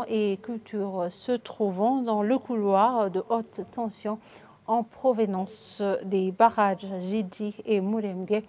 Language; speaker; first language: French; non-native, local second language; Rundi